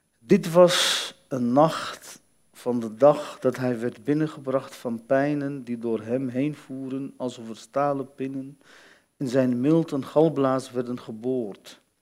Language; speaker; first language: Dutch; early bilingual, other home language; Arabic